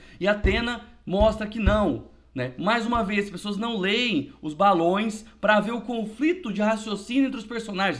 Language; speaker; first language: Portuguese; native; Portuguese